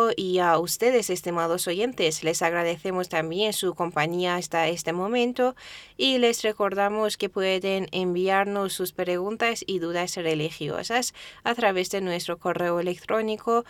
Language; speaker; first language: Spanish; non-native, fluent; Persian